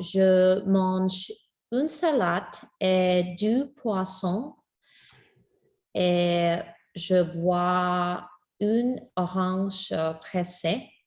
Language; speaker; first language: French; non-native, learner; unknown